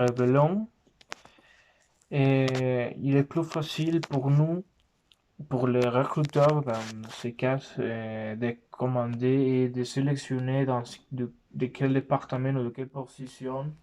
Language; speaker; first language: French; non-native, learner; Spanish